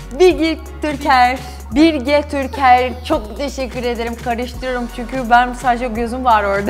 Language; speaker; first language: Turkish; non-native, learner; Portuguese